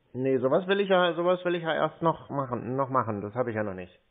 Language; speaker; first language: German; native; German